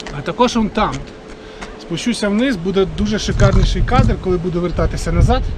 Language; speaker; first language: Ukrainian; non-native, local second language; Russian